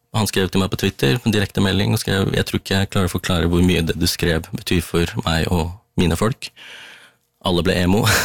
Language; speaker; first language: Norwegian; early bilingual, other home language; Tamil